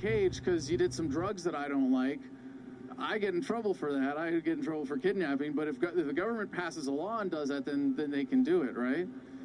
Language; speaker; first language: English; native; English